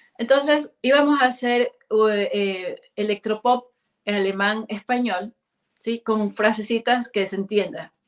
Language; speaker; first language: Spanish; native; Spanish